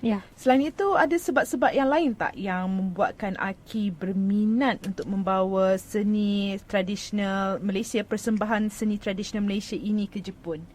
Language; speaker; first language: Malay; native; Malay